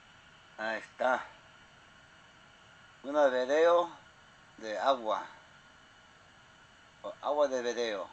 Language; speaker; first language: Spanish; early bilingual, heritage; Spanish